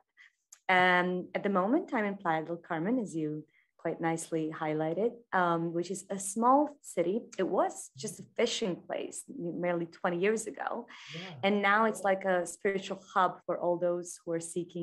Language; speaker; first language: English; non-native, fluent; Croatian